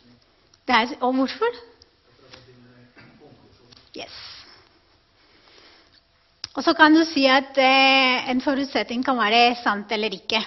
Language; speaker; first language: Norwegian; non-native, fluent; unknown